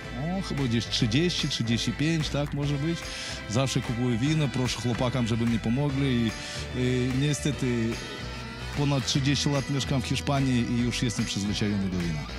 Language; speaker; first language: Polish; non-native, fluent; Russian